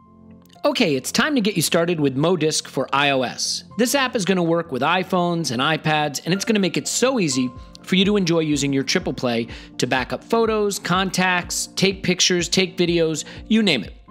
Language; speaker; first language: English; native; English